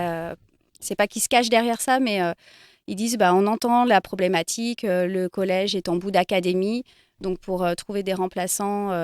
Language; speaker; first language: French; native; French